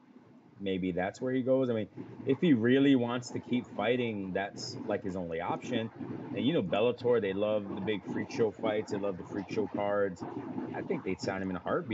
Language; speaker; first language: English; native; English